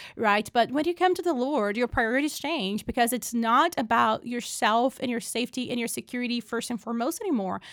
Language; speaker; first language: English; non-native, fluent; Portuguese